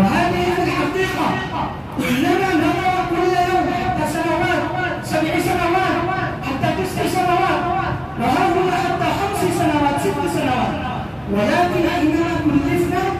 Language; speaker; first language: Arabic; non-native, fluent; Urdu